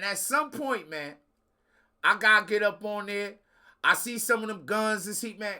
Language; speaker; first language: English; native; English